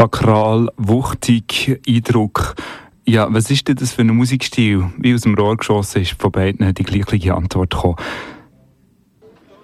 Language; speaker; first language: German; native; German